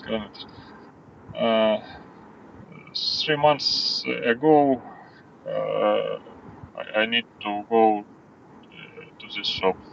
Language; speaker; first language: English; non-native, learner; Russian